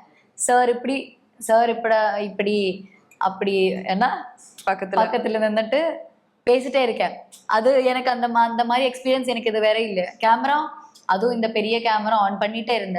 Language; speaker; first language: Tamil; non-native, learner; Malayalam